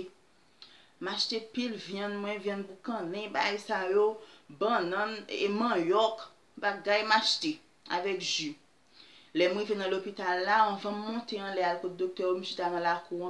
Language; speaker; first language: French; non-native, learner; Haitian Creole